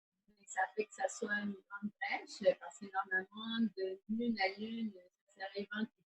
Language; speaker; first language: French; native; French